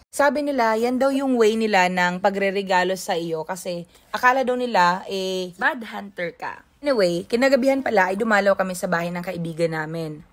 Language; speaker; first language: Filipino; non-native, local second language; Cebuano